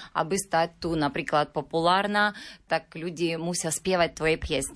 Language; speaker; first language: Slovak; non-native, learner; Ukrainian